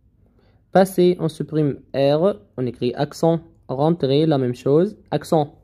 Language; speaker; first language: French; non-native, learner; Arabic